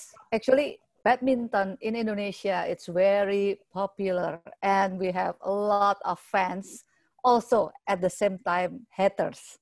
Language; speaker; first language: English; non-native, learner; Indonesian